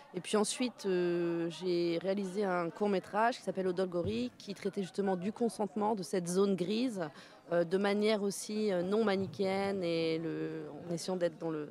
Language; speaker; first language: French; native; French